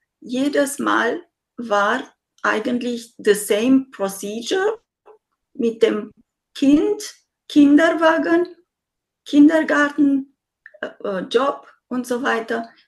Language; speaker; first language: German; non-native, fluent; Romanian